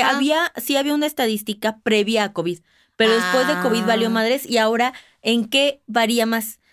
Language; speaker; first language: Spanish; native; Spanish